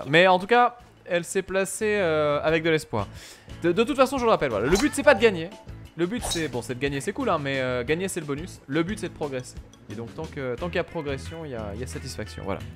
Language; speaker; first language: French; native; French